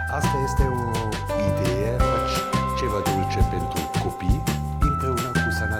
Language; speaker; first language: Romanian; non-native, learner; Swiss German